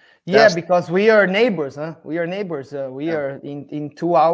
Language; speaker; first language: English; non-native, fluent; Portuguese